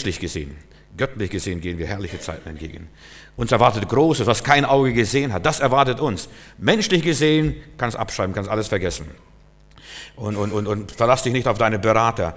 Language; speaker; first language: German; native; German